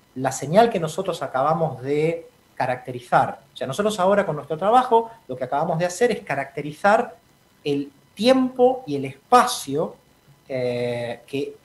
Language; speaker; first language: Spanish; native; Spanish